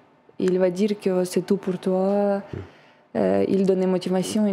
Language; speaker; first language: French; non-native, learner; Russian